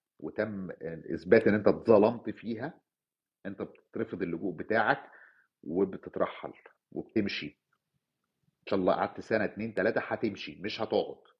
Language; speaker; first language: Arabic; native; Arabic